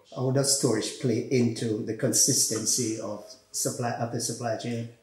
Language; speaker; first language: English; non-native, fluent; German